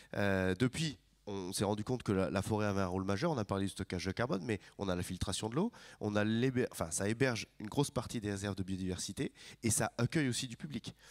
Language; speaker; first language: French; native; French